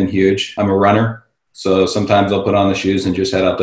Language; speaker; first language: English; native; English